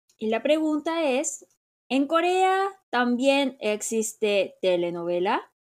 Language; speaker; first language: Spanish; non-native, fluent; Korean